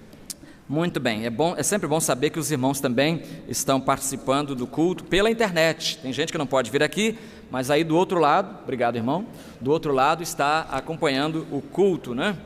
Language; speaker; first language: Portuguese; native; Portuguese